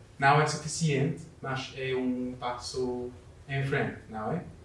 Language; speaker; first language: Portuguese; non-native, learner; English